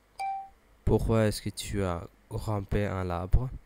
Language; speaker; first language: French; non-native, learner; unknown